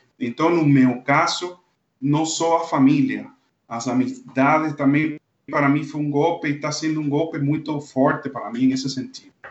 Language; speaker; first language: Portuguese; non-native, fluent; Spanish